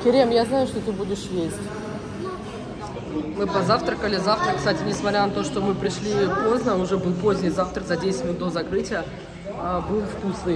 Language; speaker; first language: Russian; native; Russian